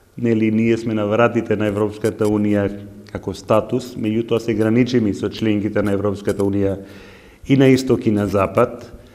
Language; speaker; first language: Macedonian; non-native, local second language; Albanian